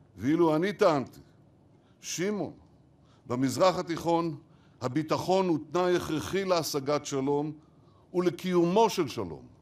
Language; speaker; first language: Hebrew; native; Hebrew